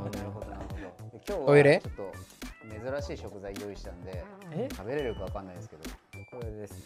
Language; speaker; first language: Japanese; native; Japanese